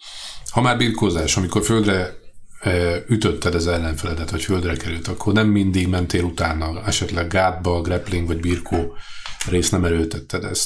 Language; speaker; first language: Hungarian; native; Hungarian